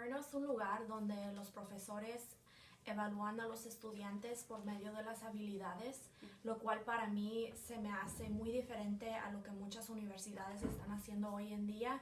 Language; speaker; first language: Spanish; early bilingual, heritage; Spanish